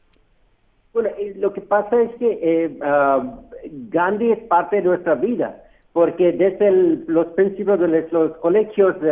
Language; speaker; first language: Spanish; non-native, fluent; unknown